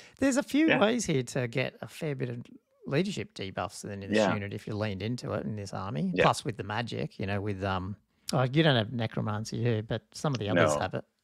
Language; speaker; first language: English; native; English